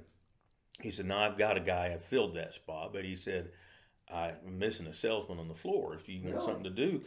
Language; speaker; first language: English; native; English